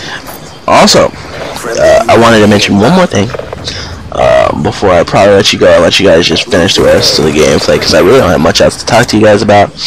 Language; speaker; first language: English; native; English